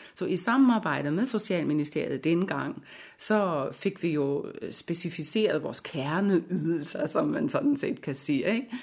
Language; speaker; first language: Danish; non-native, fluent; German